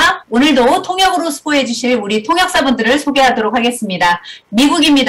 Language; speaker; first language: Korean; native; Korean